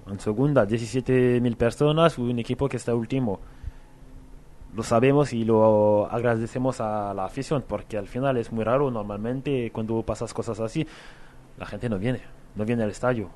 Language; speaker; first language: Spanish; non-native, fluent; French